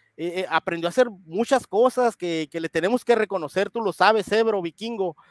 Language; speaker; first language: Spanish; native; Spanish